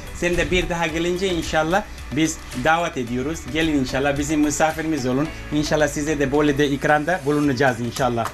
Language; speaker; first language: Turkish; non-native, learner; English